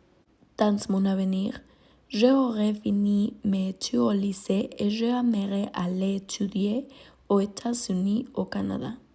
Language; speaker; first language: French; non-native, learner; Spanish